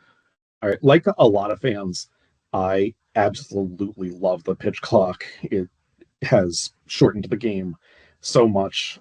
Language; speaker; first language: English; native; English